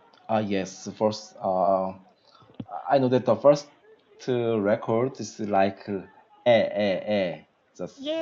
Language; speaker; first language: English; non-native, learner; Korean